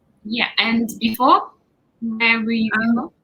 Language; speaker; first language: English; non-native, fluent; Russian